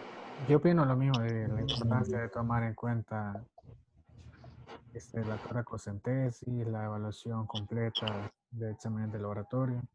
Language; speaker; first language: Spanish; native; Spanish